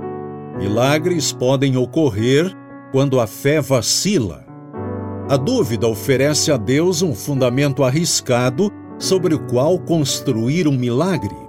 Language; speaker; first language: Portuguese; native; Portuguese